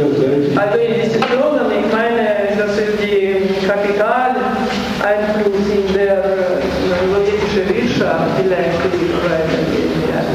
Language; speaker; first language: German; non-native, learner; Russian